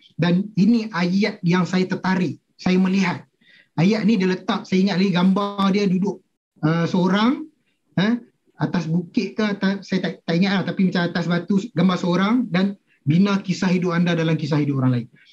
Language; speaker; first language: Malay; native; Malay